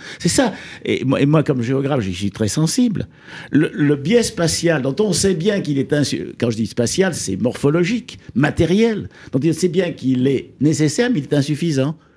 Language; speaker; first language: French; native; French